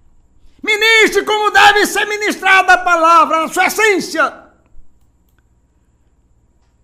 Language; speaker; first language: Portuguese; native; Portuguese